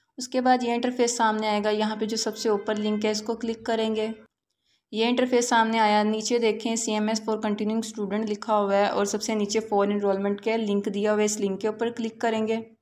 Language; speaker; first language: Urdu; native; Urdu